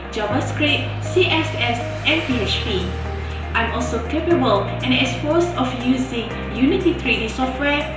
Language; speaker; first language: English; non-native, local second language; Malay